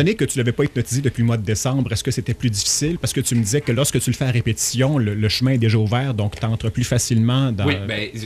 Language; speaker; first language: French; native; French